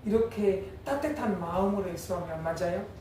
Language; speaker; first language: Korean; non-native, learner; English